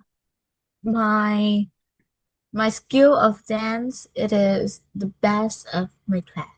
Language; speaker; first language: English; non-native, learner; Vietnamese